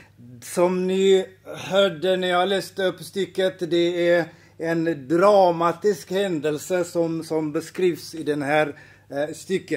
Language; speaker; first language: Swedish; non-native, fluent; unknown